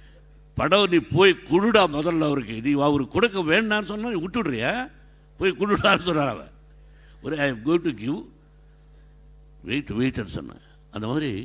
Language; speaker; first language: Tamil; non-native, learner; Telugu